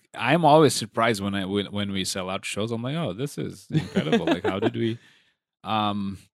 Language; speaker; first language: English; non-native, local second language; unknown